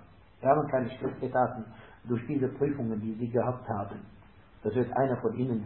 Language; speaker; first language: German; non-native, fluent; Arabic